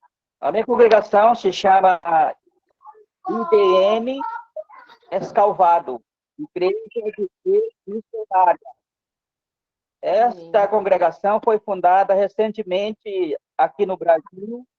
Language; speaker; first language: Portuguese; non-native, local second language; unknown